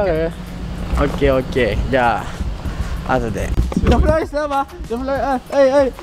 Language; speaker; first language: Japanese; non-native, learner; Filipino